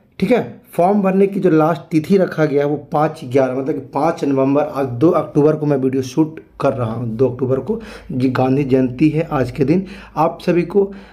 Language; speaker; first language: Hindi; native; Hindi